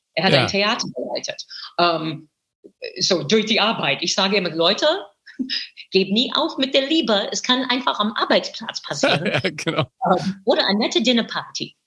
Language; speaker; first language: German; non-native, fluent; English